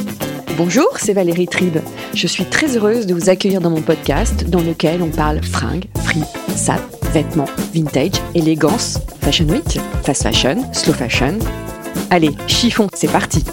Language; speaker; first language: French; native; French